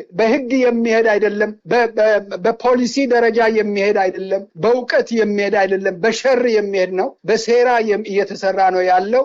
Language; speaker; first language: Amharic; non-native, local second language; Wolaytta